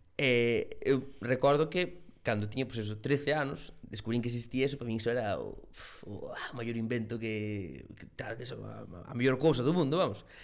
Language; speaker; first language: Galician; native; Galician